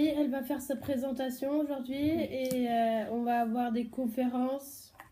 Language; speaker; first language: French; non-native, learner; Swedish